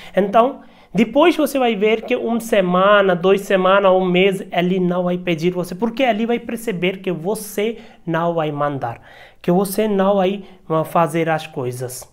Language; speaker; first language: Portuguese; non-native, learner; Hindi